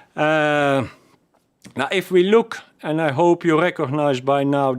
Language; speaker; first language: English; non-native, fluent; Dutch